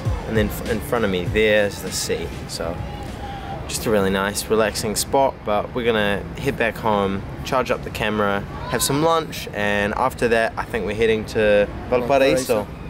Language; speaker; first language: English; native; English